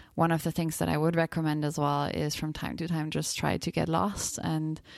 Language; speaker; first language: English; non-native, fluent; German